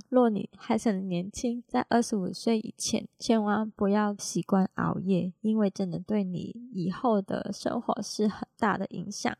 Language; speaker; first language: Chinese; non-native, local second language; Cantonese